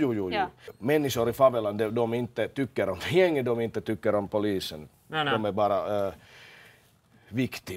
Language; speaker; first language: Swedish; non-native, local second language; Finnish